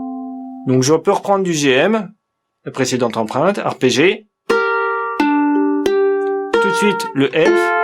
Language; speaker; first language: French; native; French